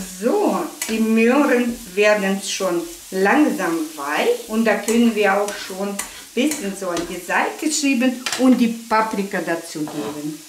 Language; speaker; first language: German; non-native, fluent; Russian